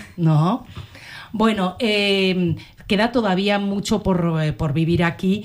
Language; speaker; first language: Spanish; native; Spanish